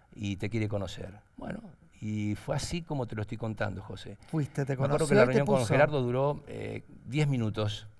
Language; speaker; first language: Spanish; native; Spanish